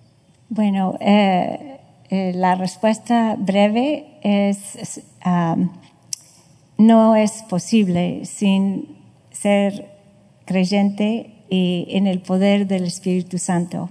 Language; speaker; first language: Spanish; non-native, fluent; English